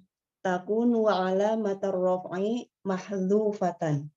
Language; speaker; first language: Arabic; non-native, learner; Indonesian